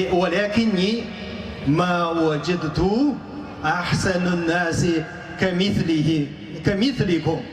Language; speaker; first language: Arabic; non-native, fluent; Chinese